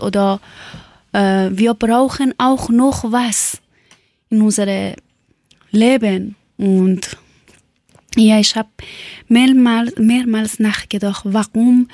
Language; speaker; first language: German; non-native, learner; Persian